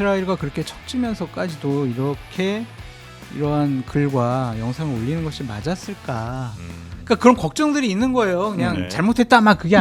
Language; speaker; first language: Korean; native; Korean